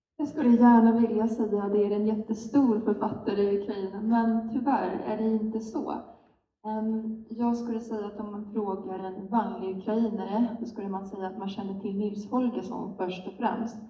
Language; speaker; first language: Swedish; non-native, learner; Ukrainian